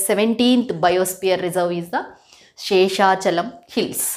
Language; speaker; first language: English; non-native, local second language; Telugu